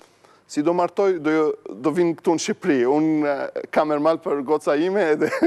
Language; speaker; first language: Albanian; non-native, learner; Arabic